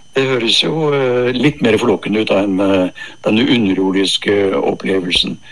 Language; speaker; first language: Norwegian; native; Norwegian